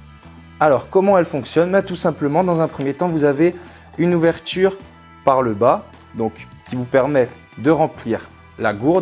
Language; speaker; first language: French; native; French